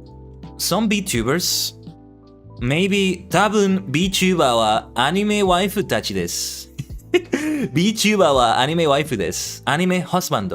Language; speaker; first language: Japanese; non-native, learner; English